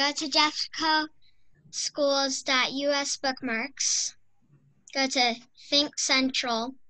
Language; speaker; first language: English; native; English